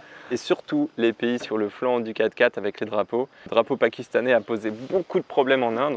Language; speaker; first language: French; native; French